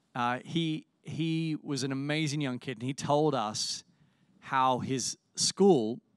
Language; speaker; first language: English; native; English